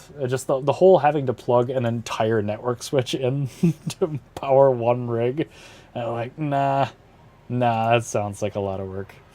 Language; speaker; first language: English; native; English